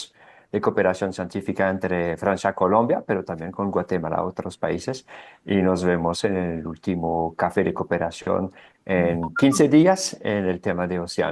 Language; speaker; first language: Spanish; non-native, fluent; French